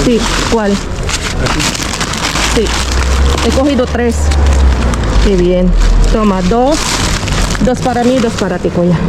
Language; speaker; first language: Spanish; non-native, learner; Filipino